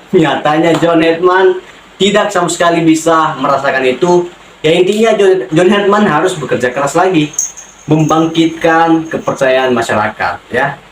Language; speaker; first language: Indonesian; native; Indonesian